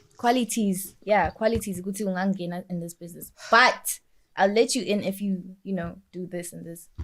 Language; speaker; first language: English; non-native, local second language; Swati